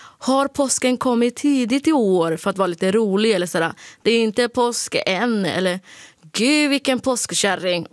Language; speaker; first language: Swedish; early bilingual, other home language; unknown